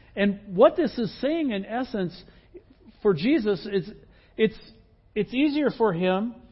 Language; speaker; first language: English; native; English